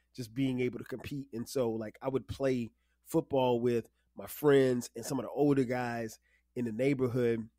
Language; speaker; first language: English; native; English